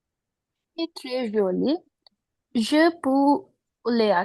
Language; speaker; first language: French; non-native, learner; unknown